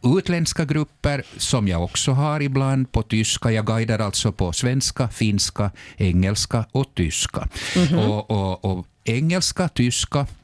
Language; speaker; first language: Swedish; native; Swedish